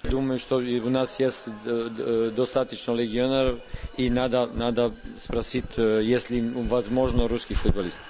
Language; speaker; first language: Russian; non-native, learner; Serbian